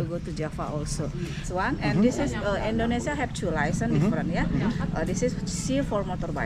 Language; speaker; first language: English; non-native, learner; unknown